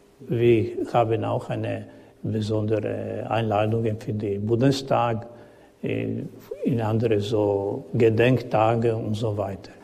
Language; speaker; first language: German; non-native, learner; Croatian